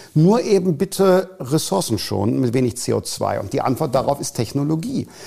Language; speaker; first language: German; native; German